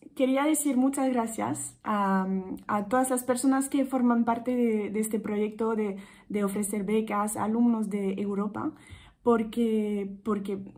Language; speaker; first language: Spanish; non-native, fluent; French